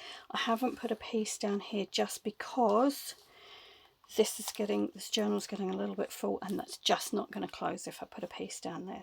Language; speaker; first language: English; native; English